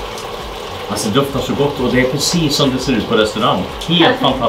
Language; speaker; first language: Swedish; native; Swedish